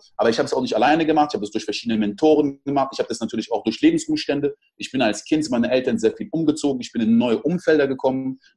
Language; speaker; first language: German; early bilingual, other home language; French